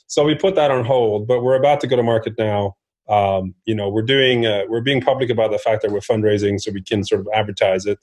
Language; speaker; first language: English; non-native, fluent; Norwegian